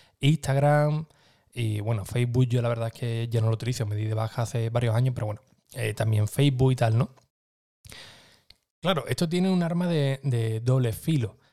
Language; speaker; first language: Spanish; native; Spanish